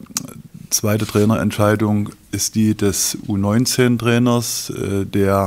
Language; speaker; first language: German; native; German